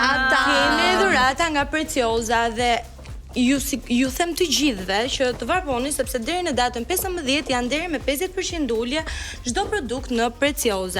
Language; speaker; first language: Albanian; native; Albanian